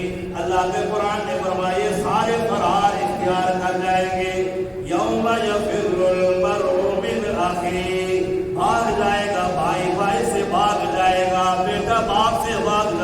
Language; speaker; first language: Urdu; native; Urdu